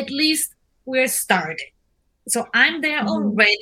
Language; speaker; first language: English; non-native, fluent; German